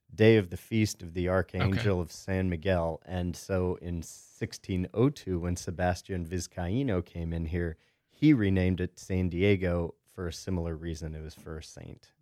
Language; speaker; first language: English; native; English